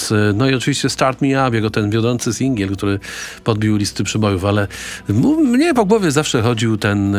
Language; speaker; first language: Polish; native; Polish